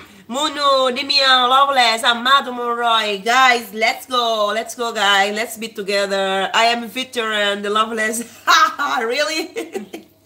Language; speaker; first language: English; non-native, learner; Portuguese